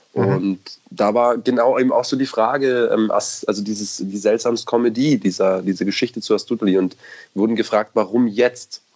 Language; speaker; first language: German; native; German